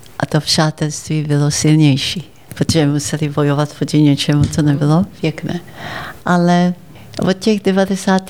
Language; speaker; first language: Czech; early bilingual, heritage; Czech